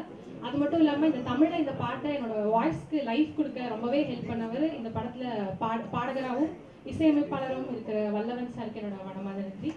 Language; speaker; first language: Tamil; native; Tamil